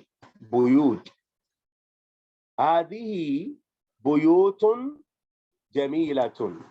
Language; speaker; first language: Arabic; non-native, fluent; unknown